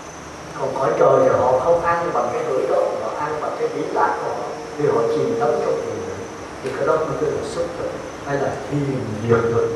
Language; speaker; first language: Vietnamese; native; Vietnamese